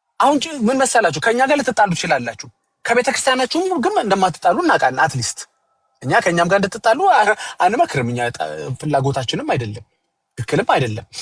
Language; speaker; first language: Amharic; native; Amharic